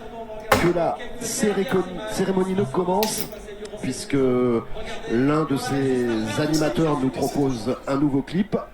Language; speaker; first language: French; native; French